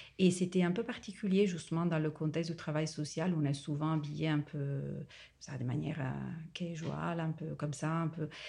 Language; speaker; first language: French; non-native, fluent; Italian